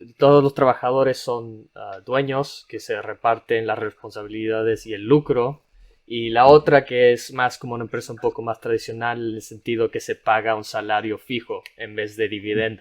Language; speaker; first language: Spanish; non-native, fluent; English